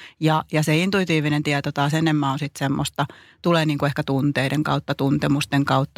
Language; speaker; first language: Finnish; native; Finnish